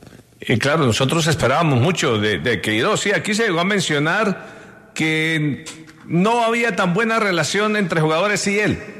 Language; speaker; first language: Spanish; native; Spanish